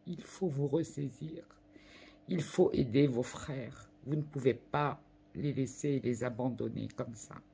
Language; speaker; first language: French; non-native, local second language; Arabic